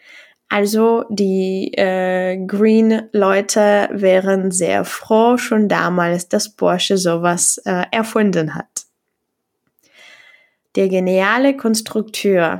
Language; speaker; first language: German; non-native, fluent; Czech